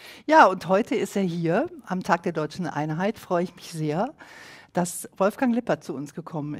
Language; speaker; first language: German; native; German